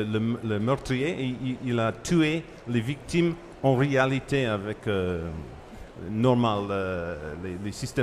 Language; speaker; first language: French; non-native, fluent; English